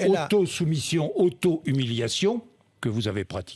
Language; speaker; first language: French; native; French